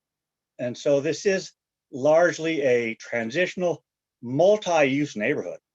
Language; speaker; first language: English; native; English